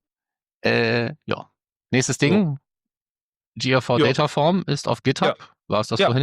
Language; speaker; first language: German; native; German